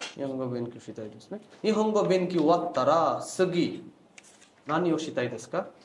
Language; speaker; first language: Japanese; non-native, fluent; Bangla